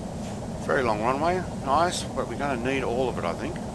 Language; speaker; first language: English; native; English